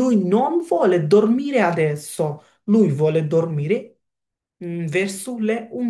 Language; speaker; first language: Italian; non-native, learner; Bangla